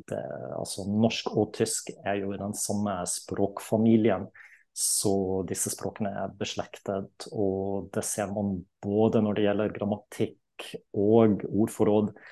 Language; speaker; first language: Norwegian; non-native, fluent; German